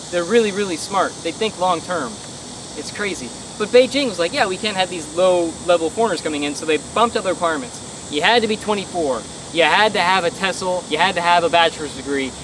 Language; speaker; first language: English; native; English